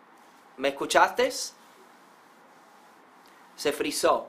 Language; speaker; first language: Spanish; early bilingual, heritage; Spanish